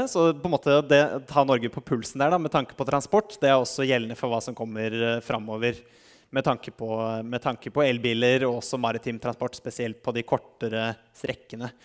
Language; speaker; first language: Norwegian; native; Norwegian